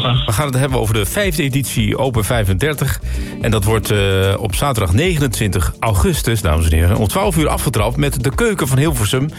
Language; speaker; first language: Dutch; native; Dutch